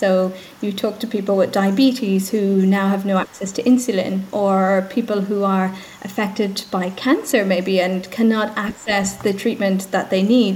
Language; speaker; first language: English; native; English